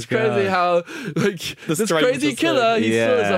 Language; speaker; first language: English; native; English